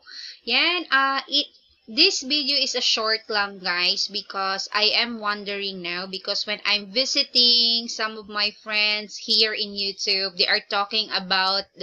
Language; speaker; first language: English; non-native, local second language; Filipino